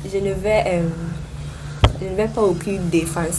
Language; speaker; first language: French; non-native, learner; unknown